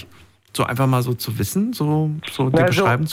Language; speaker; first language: German; native; German